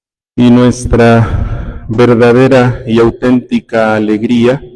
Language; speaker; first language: Spanish; native; Spanish